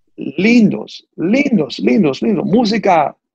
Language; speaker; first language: Spanish; early bilingual, heritage; Spanish